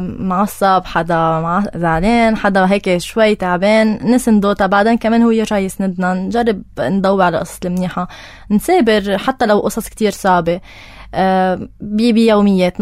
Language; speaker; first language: Arabic; native; Arabic